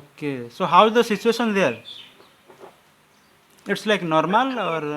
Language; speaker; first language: English; non-native, learner; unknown